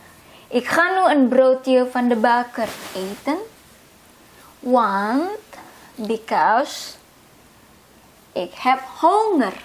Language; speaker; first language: Dutch; non-native, fluent; Indonesian